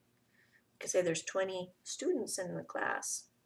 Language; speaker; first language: English; native; English